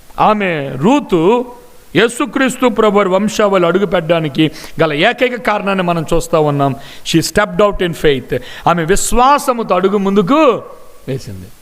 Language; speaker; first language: Telugu; non-native, local second language; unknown